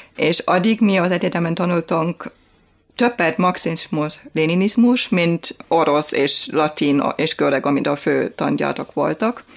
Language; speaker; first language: Hungarian; non-native, fluent; German